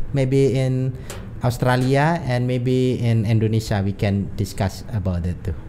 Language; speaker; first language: English; non-native, learner; Indonesian